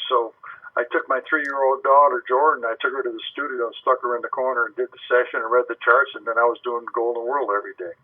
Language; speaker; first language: English; native; English